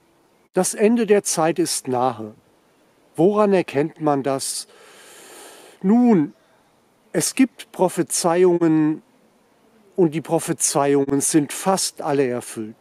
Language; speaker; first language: German; native; German